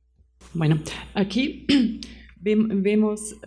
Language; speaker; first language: Spanish; non-native, fluent; German